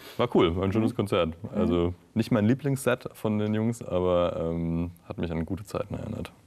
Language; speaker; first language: German; native; German